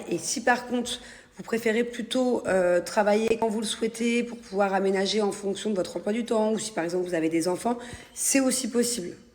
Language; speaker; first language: French; native; French